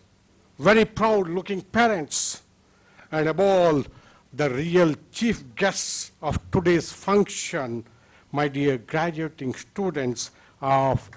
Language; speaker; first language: English; non-native, local second language; Kannada